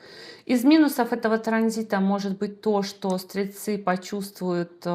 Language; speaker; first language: Russian; native; Russian